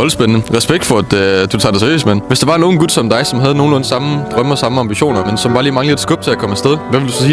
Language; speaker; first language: Danish; native; Danish